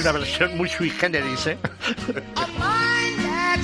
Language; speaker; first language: Spanish; native; Spanish